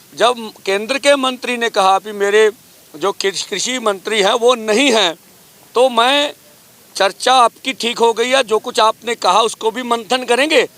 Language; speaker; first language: Hindi; non-native, local second language; Punjabi